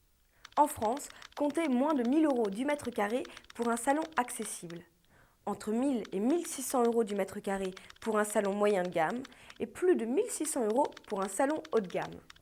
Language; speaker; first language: French; native; French